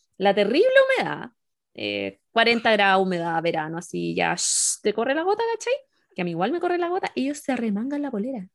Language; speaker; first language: Spanish; native; Spanish